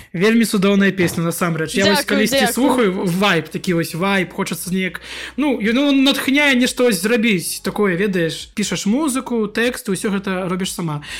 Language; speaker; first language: Belarusian; non-native, local second language; Russian